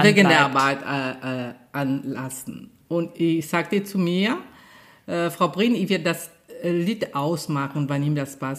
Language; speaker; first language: German; non-native, fluent; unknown